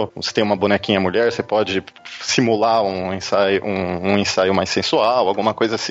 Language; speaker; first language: Portuguese; native; Portuguese